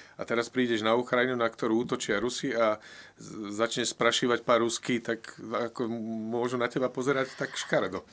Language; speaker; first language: Slovak; native; Slovak